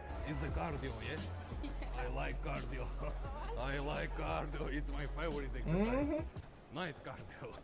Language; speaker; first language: English; non-native, learner; Russian